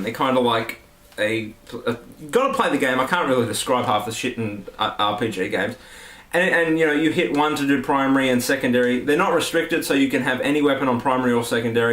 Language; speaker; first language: English; native; English